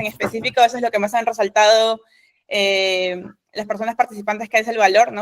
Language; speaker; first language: Spanish; native; Spanish